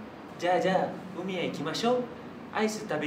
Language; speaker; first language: Japanese; non-native, learner; Malay